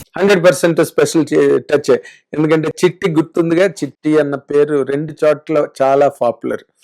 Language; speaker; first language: Telugu; native; Telugu